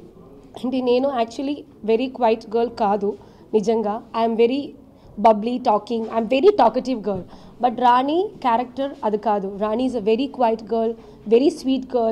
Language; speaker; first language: Telugu; non-native, learner; Malayalam